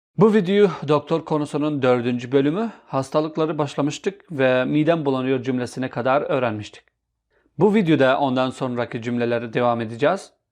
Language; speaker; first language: Turkish; non-native, fluent; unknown